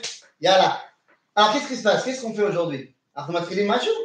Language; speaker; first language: Hebrew; non-native, fluent; French